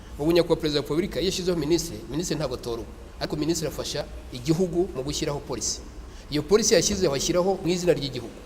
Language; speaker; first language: Kinyarwanda; native; Kinyarwanda